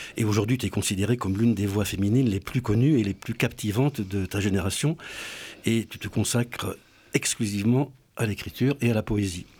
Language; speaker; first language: French; native; French